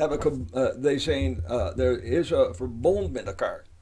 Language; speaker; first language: Dutch; non-native, fluent; English